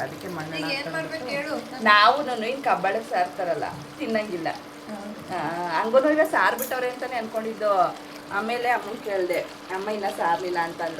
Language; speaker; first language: Kannada; native; Kannada